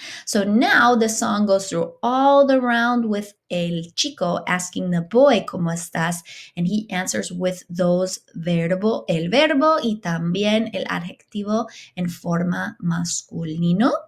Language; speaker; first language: Spanish; non-native, fluent; English